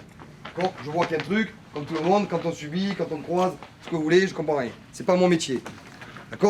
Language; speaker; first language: French; native; French